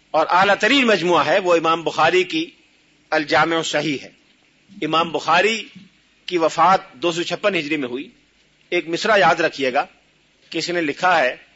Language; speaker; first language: Urdu; native; Urdu